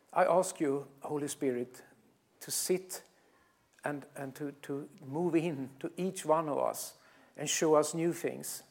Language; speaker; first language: English; non-native, fluent; Swedish